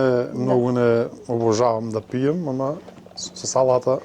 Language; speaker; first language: Macedonian; native; Macedonian